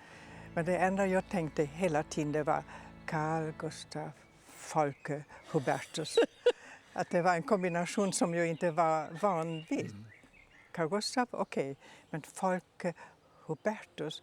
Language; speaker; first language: Swedish; non-native, fluent; German